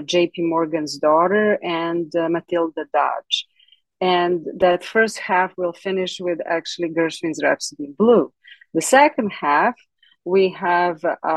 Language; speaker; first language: English; non-native, fluent; Serbian